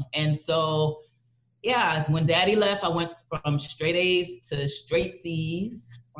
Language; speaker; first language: English; native; English